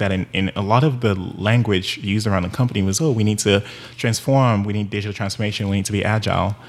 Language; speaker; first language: English; non-native, local second language; Yoruba